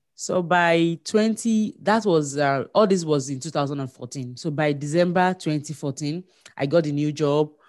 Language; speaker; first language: English; non-native, local second language; Yoruba